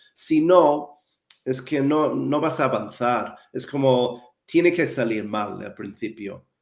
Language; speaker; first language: Spanish; non-native, fluent; English